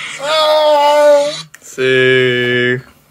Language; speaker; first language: Japanese; native; Japanese